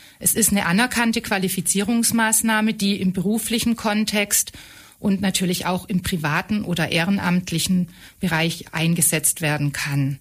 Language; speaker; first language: German; native; German